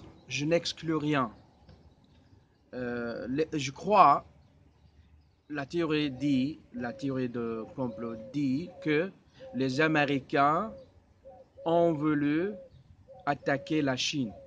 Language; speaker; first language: French; non-native, fluent; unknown